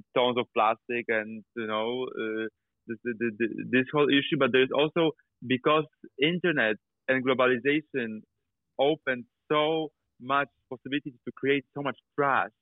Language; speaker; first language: English; non-native, fluent; Polish